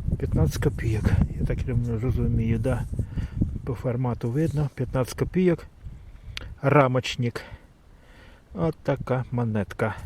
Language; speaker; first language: Ukrainian; non-native, local second language; Russian